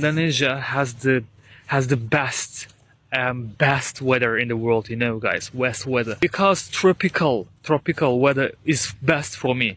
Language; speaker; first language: English; non-native, fluent; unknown